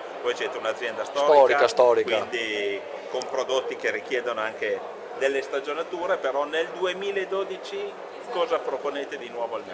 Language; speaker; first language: Italian; native; Italian